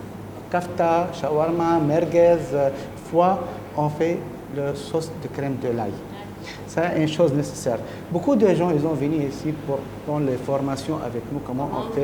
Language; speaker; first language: French; non-native, learner; Arabic